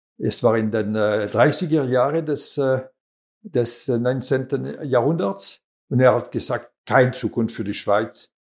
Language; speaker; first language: German; non-native, local second language; French